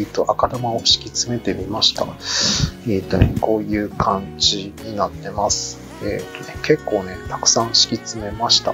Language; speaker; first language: Japanese; native; Japanese